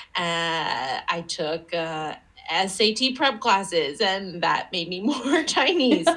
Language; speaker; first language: English; early bilingual, other home language; Chinese